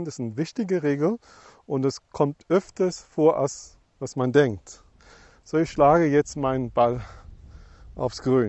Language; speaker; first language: German; non-native, fluent; English